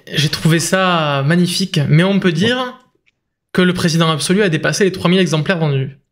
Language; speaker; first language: French; native; French